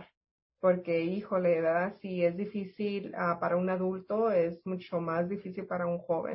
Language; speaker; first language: Spanish; native; Spanish